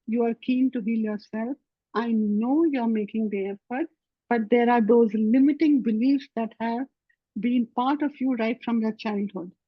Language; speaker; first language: English; non-native, local second language; Hindi